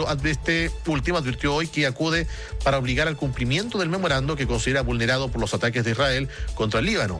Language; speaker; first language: Spanish; native; Spanish